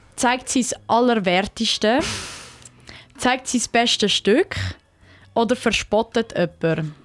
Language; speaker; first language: German; native; German